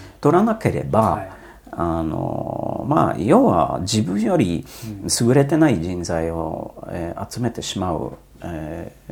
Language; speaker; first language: Japanese; non-native, fluent; Polish